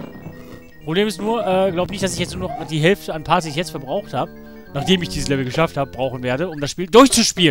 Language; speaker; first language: German; native; German